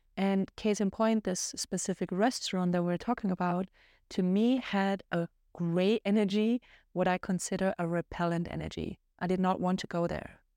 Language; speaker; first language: English; non-native, fluent; German